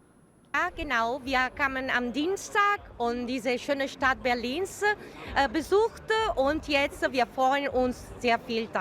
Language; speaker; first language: German; non-native, learner; Italian